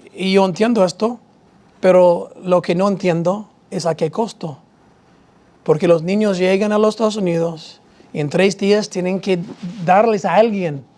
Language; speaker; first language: Spanish; non-native, fluent; English